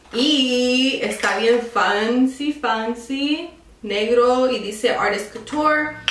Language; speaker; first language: Spanish; early bilingual, other home language; English